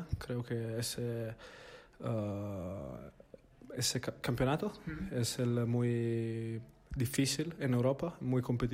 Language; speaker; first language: Spanish; non-native, fluent; Italian